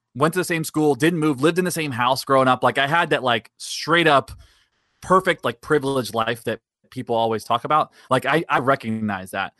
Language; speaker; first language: English; native; English